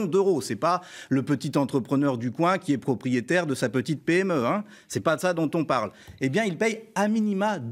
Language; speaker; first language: French; native; French